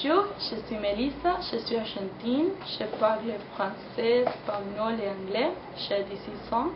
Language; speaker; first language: French; non-native, learner; Spanish